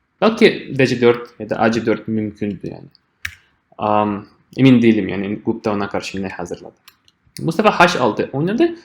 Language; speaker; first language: Turkish; non-native, fluent; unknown